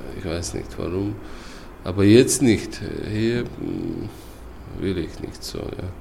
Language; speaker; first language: German; non-native, learner; Chechen